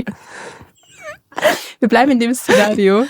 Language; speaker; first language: German; native; German